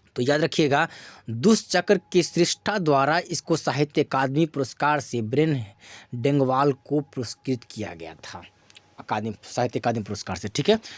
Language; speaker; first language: Hindi; native; Hindi